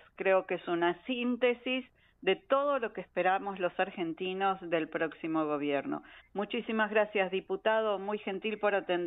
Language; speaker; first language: Spanish; native; Spanish